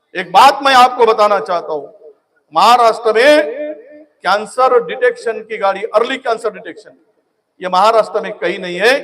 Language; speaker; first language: Hindi; non-native, local second language; Marathi